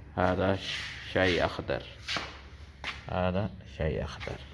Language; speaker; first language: Arabic; non-native, learner; Urdu